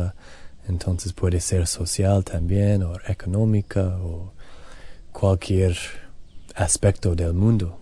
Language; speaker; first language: Spanish; non-native, learner; English